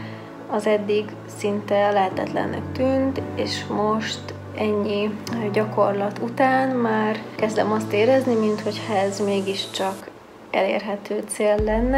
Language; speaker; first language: Hungarian; native; Hungarian